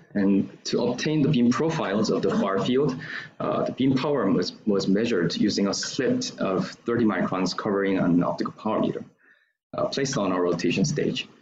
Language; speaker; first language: English; non-native, fluent; Korean